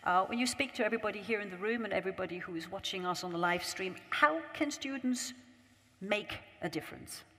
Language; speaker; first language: English; non-native, fluent; German